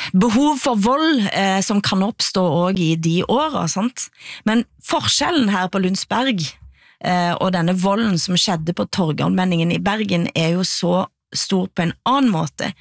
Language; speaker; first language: Norwegian; native; Norwegian